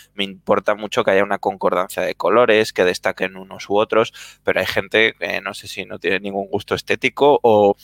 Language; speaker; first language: Spanish; native; Spanish